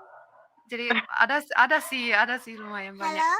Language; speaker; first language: Indonesian; non-native, fluent; Finnish